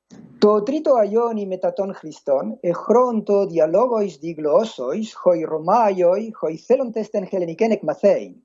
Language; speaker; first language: Greek; non-native, fluent; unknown